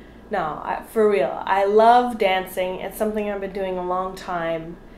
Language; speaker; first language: English; native; English